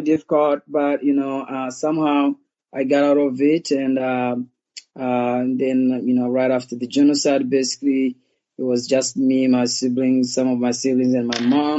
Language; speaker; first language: English; non-native, local second language; Kinyarwanda